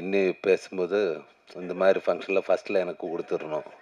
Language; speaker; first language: Tamil; non-native, learner; Malayalam